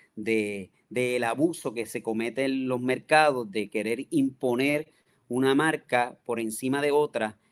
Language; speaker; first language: Spanish; native; Spanish